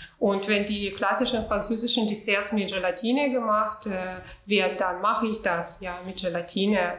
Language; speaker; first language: German; non-native, fluent; Russian